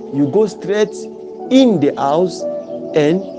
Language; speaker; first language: English; non-native, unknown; Lingala